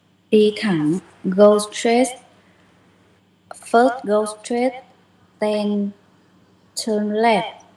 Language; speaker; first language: English; non-native, learner; Vietnamese